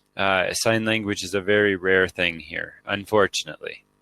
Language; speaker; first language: English; native; English